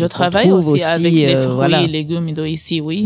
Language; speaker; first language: French; non-native, learner; Arabic